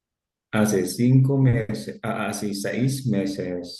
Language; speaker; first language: Spanish; non-native, learner; Filipino